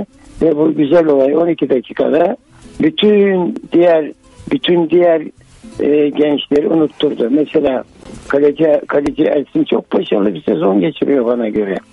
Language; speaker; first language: Turkish; native; Turkish